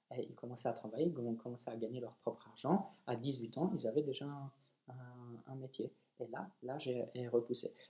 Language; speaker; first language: French; non-native, fluent; Polish